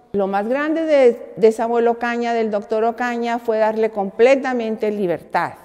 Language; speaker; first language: Spanish; native; Spanish